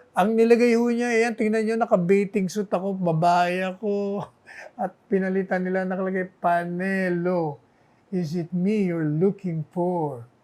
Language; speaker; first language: Filipino; non-native, local second language; Bikol